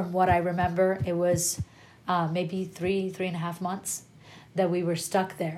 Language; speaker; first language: English; early bilingual, other home language; Persian